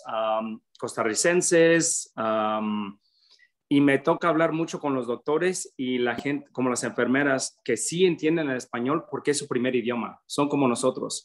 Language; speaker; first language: Spanish; early bilingual, other home language; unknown